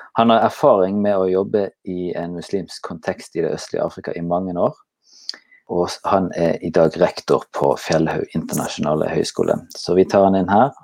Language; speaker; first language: Norwegian; native; Norwegian